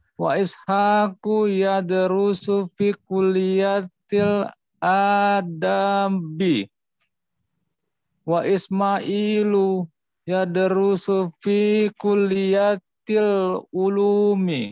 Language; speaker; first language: Arabic; non-native, learner; Indonesian